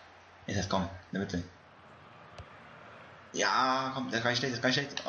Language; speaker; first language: German; native; German